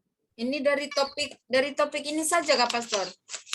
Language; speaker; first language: Indonesian; native; Indonesian